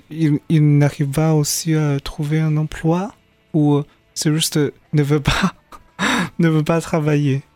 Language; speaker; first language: French; non-native, fluent; Chinese